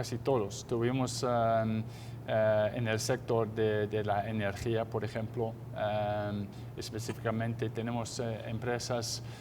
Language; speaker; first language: Spanish; non-native, fluent; English